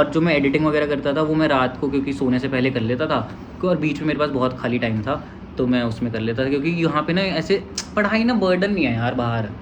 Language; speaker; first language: Hindi; native; Hindi